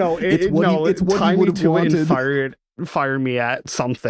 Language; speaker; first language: English; native; English